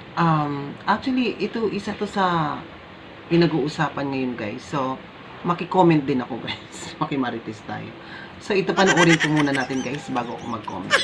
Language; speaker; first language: Filipino; native; Filipino